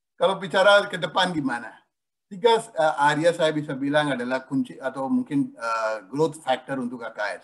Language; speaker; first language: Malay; non-native, fluent; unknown